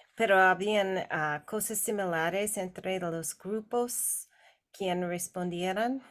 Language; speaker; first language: Spanish; non-native, learner; English